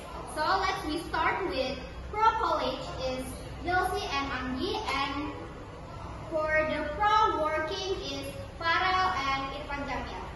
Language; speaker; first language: English; non-native, learner; Indonesian